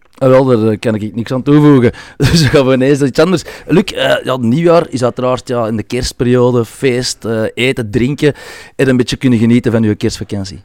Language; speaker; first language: Dutch; native; Dutch